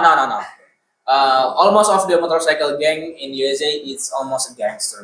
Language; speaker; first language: English; non-native, learner; Indonesian